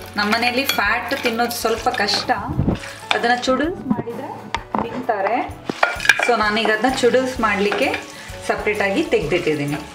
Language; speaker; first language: Kannada; non-native, local second language; Kodava